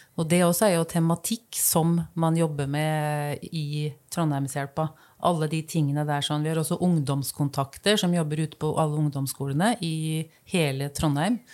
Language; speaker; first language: Norwegian; native; Norwegian